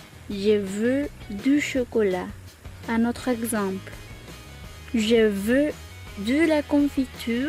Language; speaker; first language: French; non-native, fluent; Spanish